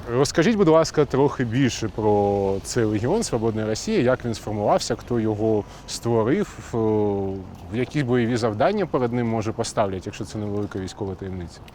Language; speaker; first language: Ukrainian; native; Ukrainian